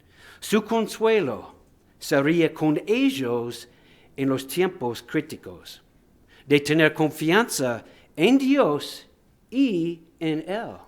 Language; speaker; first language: Spanish; non-native, fluent; English